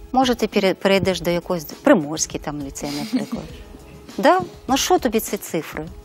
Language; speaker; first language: Ukrainian; native; Ukrainian